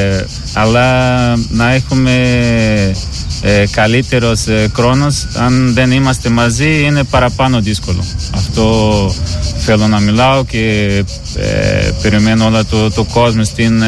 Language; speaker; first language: Greek; non-native, learner; Portuguese